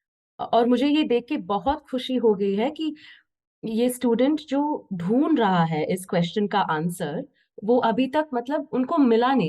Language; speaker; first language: Hindi; native; Hindi